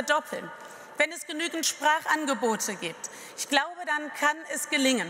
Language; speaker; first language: German; native; German